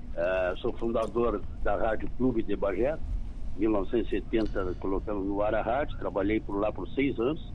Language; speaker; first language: Portuguese; native; Portuguese